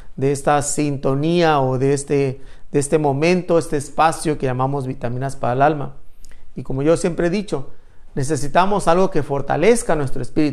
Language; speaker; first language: Spanish; native; Spanish